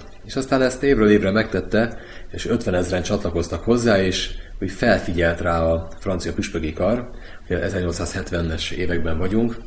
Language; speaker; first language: Hungarian; native; Hungarian